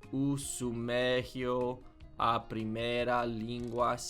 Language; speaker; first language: Portuguese; non-native, learner; English